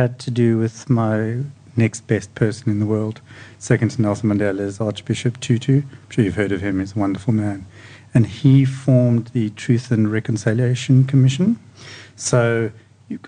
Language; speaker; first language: English; native; English